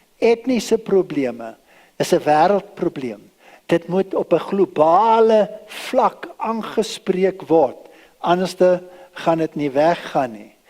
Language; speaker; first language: Afrikaans; early bilingual, other home language; German